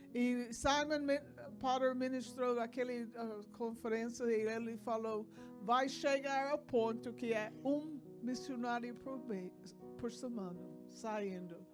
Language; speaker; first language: Portuguese; non-native, fluent; English